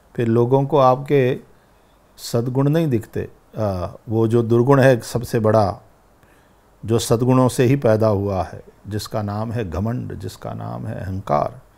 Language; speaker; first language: Hindi; non-native, local second language; Gujarati